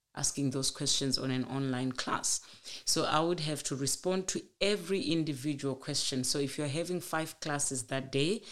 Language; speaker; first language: English; non-native, local second language; Shona